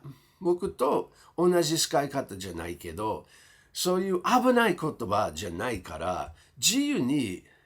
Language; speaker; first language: Japanese; non-native, fluent; English